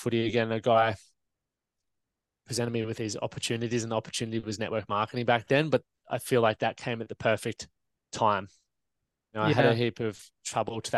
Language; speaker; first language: English; native; English